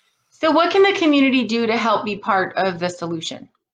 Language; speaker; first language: English; native; English